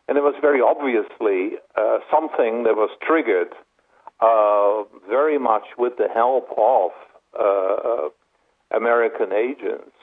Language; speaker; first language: English; non-native, fluent; Dutch